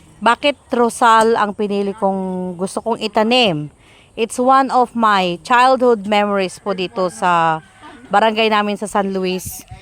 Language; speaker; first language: Filipino; non-native, local second language; Pangasinan